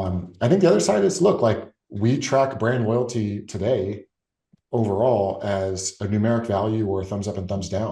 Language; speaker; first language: English; native; English